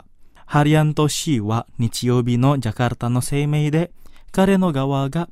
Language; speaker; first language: Japanese; non-native, fluent; Indonesian